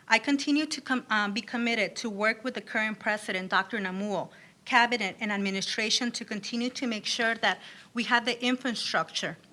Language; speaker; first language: English; early bilingual, other home language; Spanish